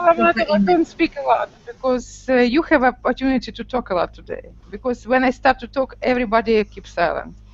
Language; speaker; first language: English; non-native, learner; Russian